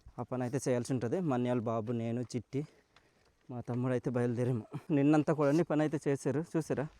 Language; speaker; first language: Telugu; non-native, local second language; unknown